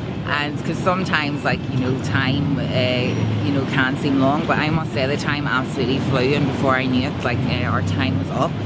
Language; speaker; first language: English; native; English